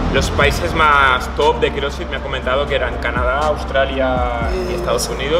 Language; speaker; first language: Spanish; native; Spanish